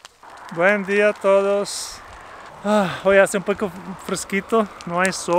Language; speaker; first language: Spanish; non-native, fluent; Portuguese